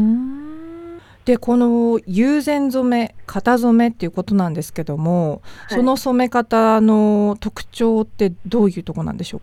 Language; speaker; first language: Japanese; native; Japanese